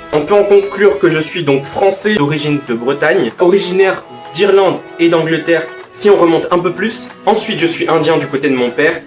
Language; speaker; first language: French; native; French